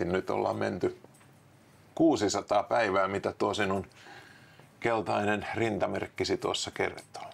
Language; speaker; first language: Finnish; native; Finnish